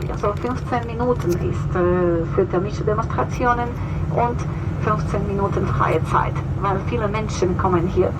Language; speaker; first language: German; non-native, fluent; Spanish